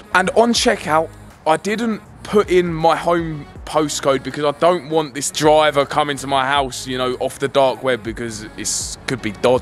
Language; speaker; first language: English; native; English